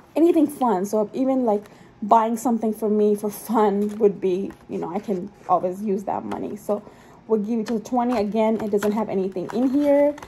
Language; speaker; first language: English; non-native, local second language; Urdu